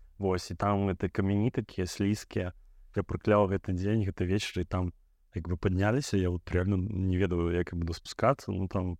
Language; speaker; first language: Belarusian; non-native, local second language; Russian